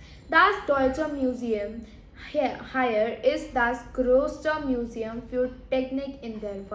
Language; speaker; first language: German; non-native, learner; Hindi